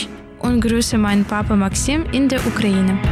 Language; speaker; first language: German; early bilingual, other home language; Ukrainian